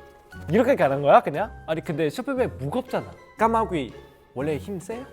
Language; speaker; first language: Korean; non-native, fluent; Cantonese